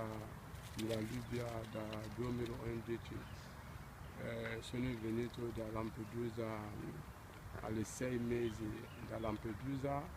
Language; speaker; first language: Italian; non-native, learner; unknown